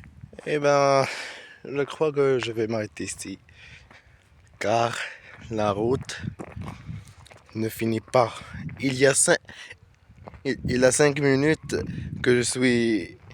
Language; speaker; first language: French; non-native, learner; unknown